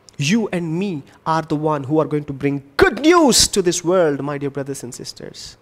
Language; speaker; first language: English; non-native, local second language; Telugu